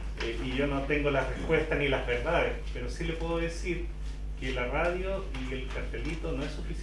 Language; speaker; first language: Spanish; native; Spanish